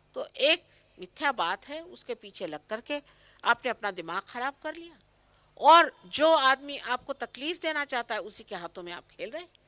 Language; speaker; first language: Hindi; non-native, local second language; Marathi